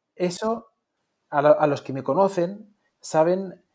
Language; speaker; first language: Spanish; native; Spanish